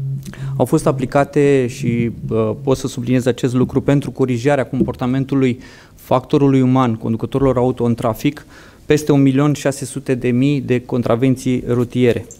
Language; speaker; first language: Romanian; native; Romanian